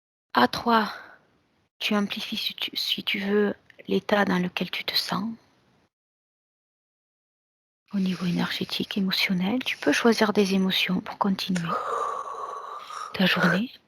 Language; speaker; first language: French; native; French